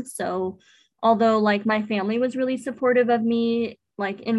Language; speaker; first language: English; native; English